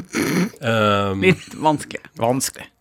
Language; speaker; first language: Norwegian; native; Norwegian